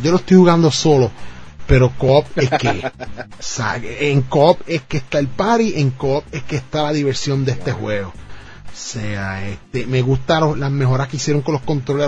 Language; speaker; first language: Spanish; native; Spanish